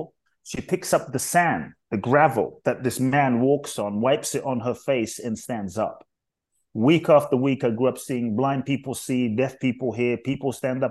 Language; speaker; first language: English; native; English